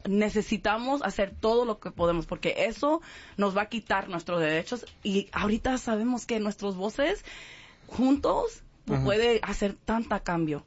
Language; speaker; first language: Spanish; early bilingual, heritage; Spanish